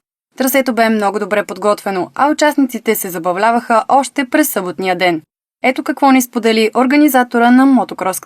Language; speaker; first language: Bulgarian; native; Bulgarian